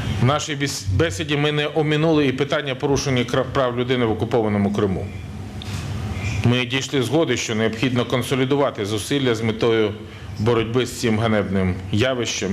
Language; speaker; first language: Ukrainian; native; Ukrainian